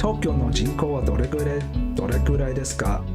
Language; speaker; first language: Japanese; non-native, learner; Cantonese